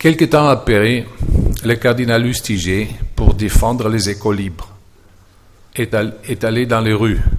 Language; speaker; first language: French; non-native, fluent; German